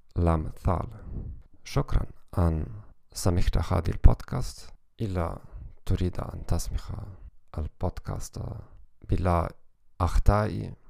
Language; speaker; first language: Arabic; non-native, learner; German